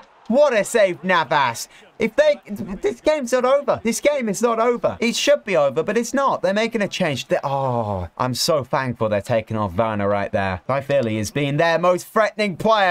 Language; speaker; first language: English; native; English